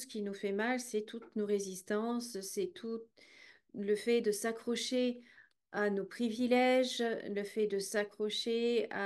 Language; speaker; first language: French; native; French